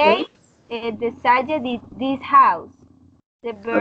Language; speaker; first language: English; non-native, learner; Spanish